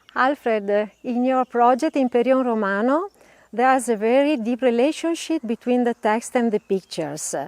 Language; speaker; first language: English; non-native, learner; Italian